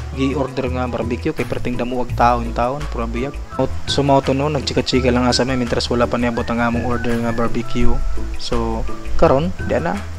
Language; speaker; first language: Cebuano; native; Cebuano